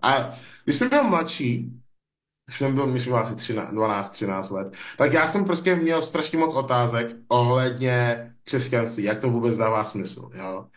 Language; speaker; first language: Czech; non-native, fluent; English